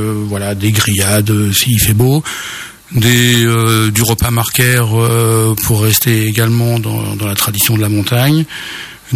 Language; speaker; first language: French; native; French